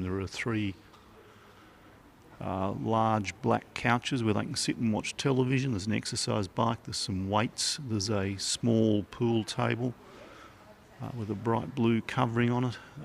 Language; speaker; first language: English; native; English